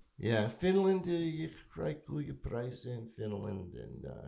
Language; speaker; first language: Dutch; non-native, learner; English